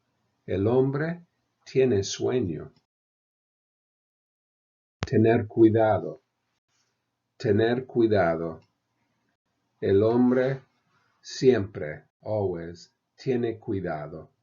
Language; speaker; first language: Spanish; non-native, fluent; English